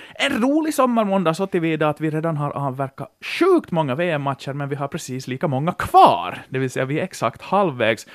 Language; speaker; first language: Swedish; native; Swedish